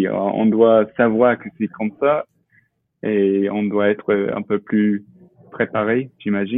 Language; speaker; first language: French; non-native, fluent; English